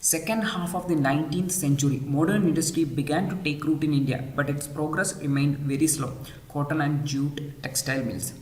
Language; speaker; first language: English; non-native, local second language; Malayalam